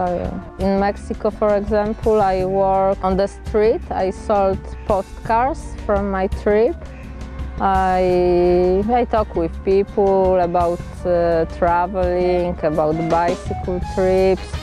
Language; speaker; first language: English; non-native, learner; Polish